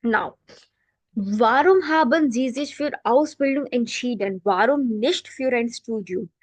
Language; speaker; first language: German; non-native, learner; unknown